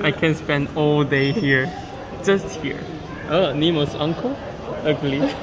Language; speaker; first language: English; non-native, learner; Korean